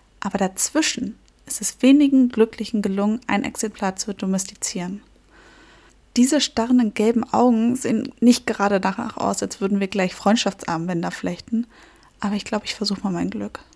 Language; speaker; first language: German; native; German